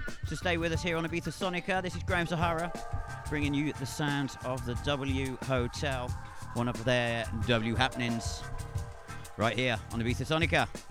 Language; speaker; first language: English; native; English